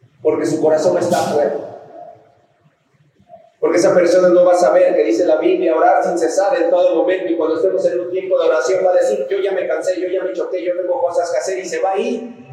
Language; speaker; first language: Spanish; native; Spanish